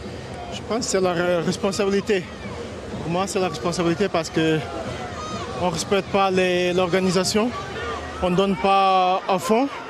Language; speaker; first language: French; non-native, fluent; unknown